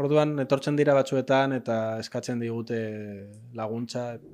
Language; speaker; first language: Basque; non-native, local second language; Spanish